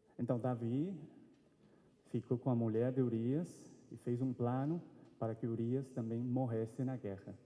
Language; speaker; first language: Portuguese; non-native, fluent; Spanish